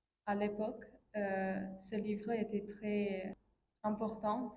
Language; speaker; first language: French; non-native, fluent; English